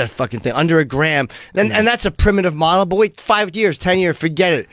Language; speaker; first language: English; native; English